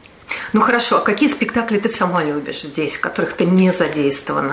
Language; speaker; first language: Russian; native; Russian